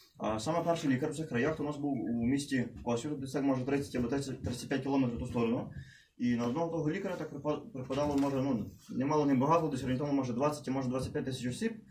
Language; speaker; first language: Ukrainian; native; Ukrainian